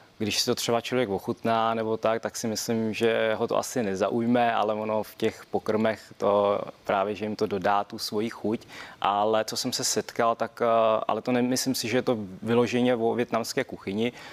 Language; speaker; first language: Czech; early bilingual, other home language; Vietnamese